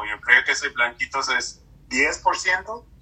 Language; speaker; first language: Spanish; non-native, learner; English